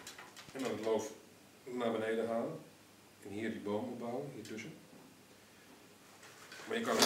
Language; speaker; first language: Dutch; native; Dutch